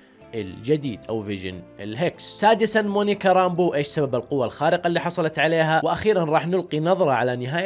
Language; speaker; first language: Arabic; native; Arabic